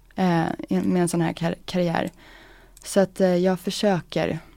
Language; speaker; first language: Swedish; early bilingual, other home language; English